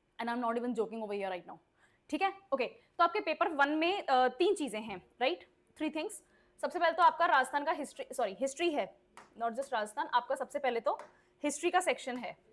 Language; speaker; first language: Hindi; native; Hindi